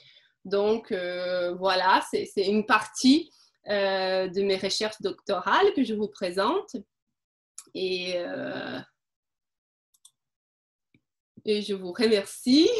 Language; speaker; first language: French; non-native, fluent; Portuguese